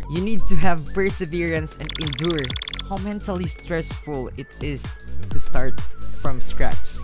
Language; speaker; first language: English; non-native, local second language; Waray